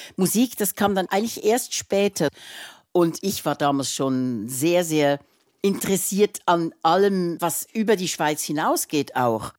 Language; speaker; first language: German; native; German